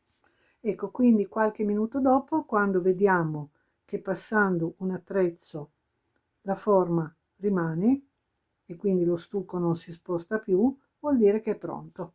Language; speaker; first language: Italian; native; Italian